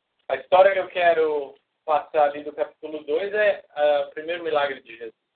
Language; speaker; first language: Portuguese; native; Portuguese